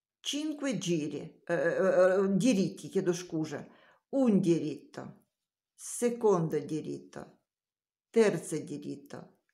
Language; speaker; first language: Italian; non-native, learner; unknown